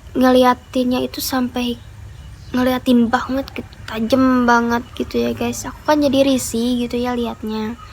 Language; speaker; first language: Indonesian; non-native, local second language; Sundanese